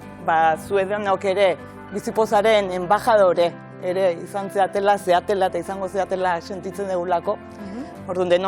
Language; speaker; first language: Basque; native; Basque